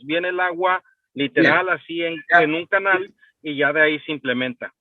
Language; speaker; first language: Spanish; native; Spanish